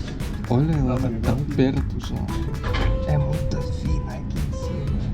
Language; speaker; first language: Portuguese; non-native, fluent; Russian